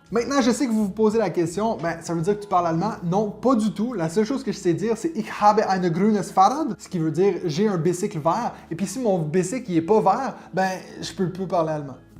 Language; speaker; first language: French; native; French